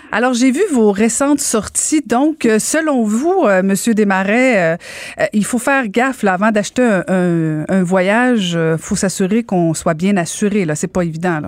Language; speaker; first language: French; native; French